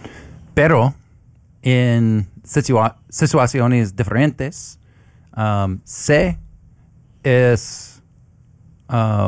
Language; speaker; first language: Spanish; non-native, learner; English